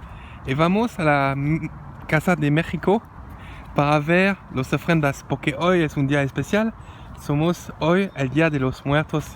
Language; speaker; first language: Spanish; non-native, learner; French